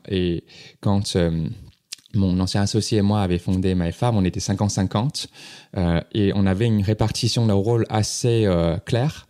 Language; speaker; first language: French; non-native, fluent; Cantonese